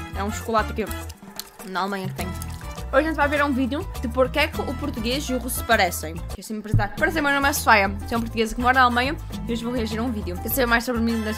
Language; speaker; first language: Portuguese; early bilingual, other home language; Ukrainian